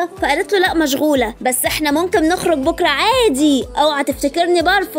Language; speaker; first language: Arabic; native; Arabic